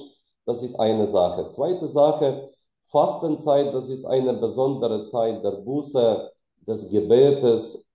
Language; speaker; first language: German; non-native, fluent; Ukrainian